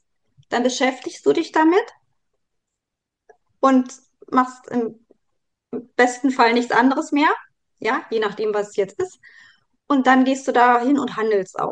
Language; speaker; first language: German; native; German